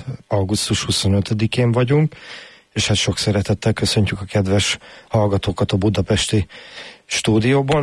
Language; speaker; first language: Hungarian; native; Hungarian